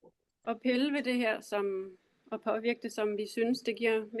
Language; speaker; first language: Danish; native; Danish